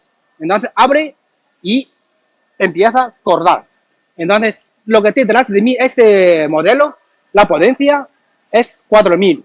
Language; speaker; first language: Spanish; non-native, learner; Chinese